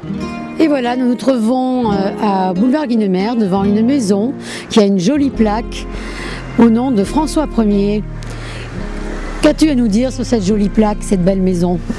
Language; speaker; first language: French; native; French